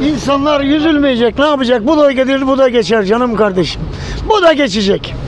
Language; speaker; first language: Turkish; native; Turkish